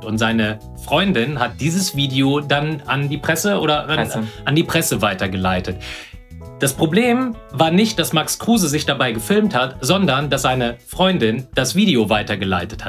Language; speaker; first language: German; native; German